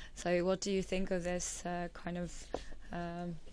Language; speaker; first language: English; non-native, fluent; Estonian